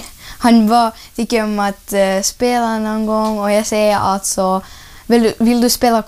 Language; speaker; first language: Swedish; non-native, learner; Russian